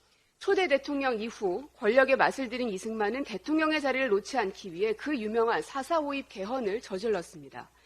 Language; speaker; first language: Korean; native; Korean